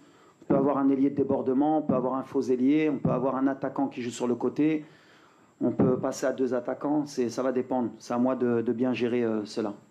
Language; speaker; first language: French; native; French